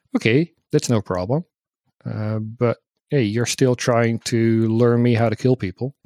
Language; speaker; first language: English; non-native, fluent; Dutch